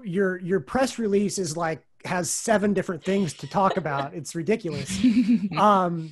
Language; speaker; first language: English; native; English